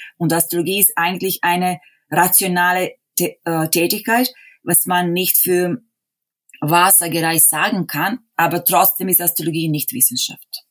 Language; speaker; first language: German; non-native, fluent; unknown